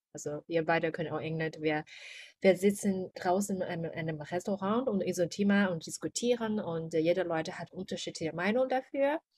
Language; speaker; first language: German; non-native, learner; Chinese